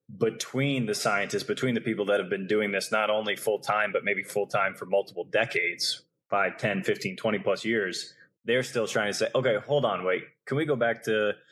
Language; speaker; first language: English; native; English